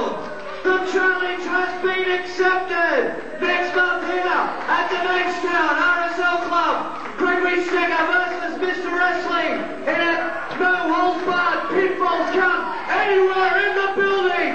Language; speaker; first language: English; native; English